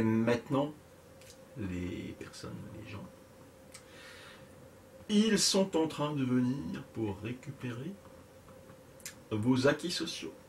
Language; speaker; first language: French; native; French